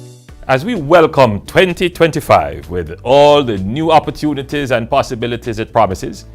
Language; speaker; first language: English; native; English